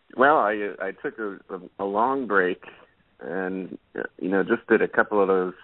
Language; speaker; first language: English; native; English